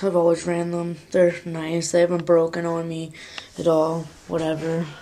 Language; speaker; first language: English; native; English